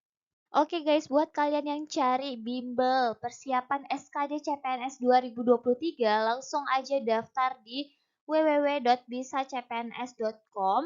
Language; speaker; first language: Indonesian; native; Indonesian